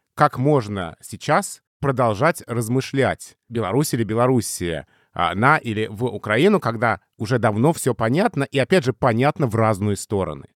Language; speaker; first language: Russian; native; Russian